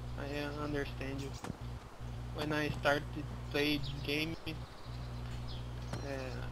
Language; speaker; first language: English; non-native, learner; Portuguese